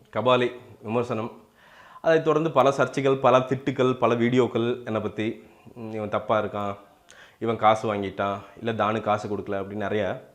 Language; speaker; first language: Tamil; native; Tamil